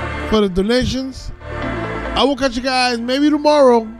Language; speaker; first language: English; native; English